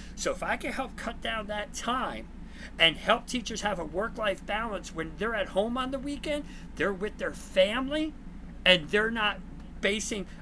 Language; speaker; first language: English; native; English